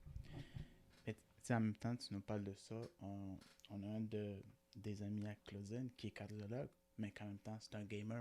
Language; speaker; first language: French; native; French